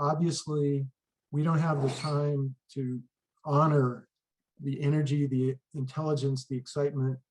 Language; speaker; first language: English; native; English